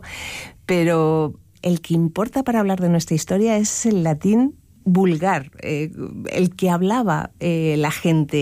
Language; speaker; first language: Spanish; native; Spanish